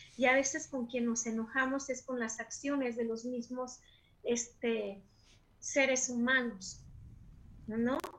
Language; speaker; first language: Spanish; native; Spanish